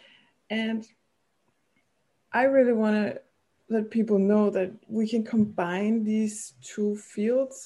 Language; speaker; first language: English; non-native, fluent; Danish